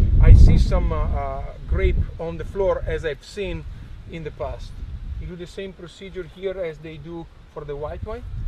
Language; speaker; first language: English; non-native, fluent; Italian